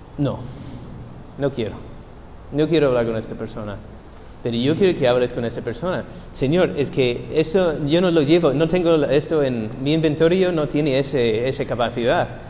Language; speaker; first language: Spanish; non-native, fluent; English